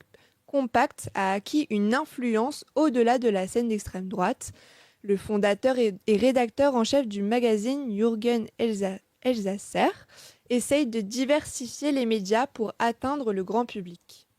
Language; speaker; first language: French; native; French